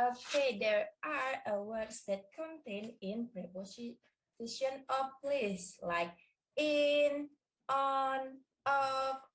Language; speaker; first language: English; non-native, learner; Indonesian